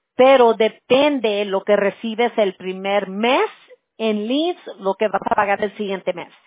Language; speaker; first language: Spanish; early bilingual, heritage; Spanish